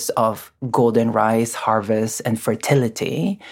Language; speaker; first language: English; non-native, local second language; Filipino